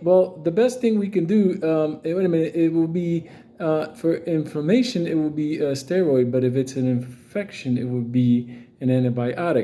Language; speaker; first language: English; native; English